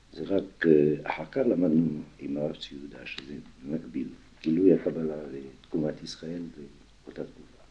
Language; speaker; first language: Hebrew; non-native, fluent; French